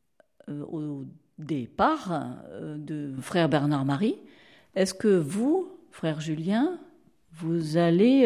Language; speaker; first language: French; native; French